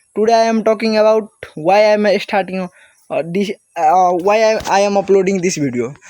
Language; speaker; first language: English; non-native, learner; Nepali